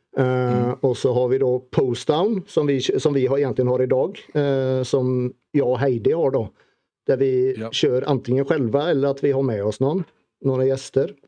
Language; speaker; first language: Swedish; native; Swedish